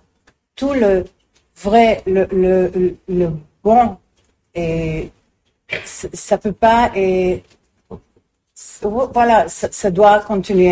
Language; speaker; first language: French; non-native, learner; Hebrew